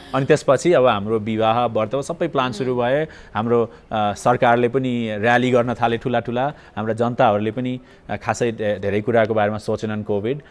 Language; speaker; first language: Nepali; native; Nepali